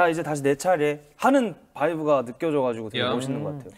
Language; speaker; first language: Korean; native; Korean